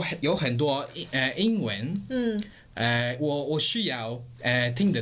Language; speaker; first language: Chinese; non-native, learner; English